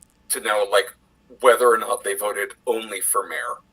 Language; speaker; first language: English; native; English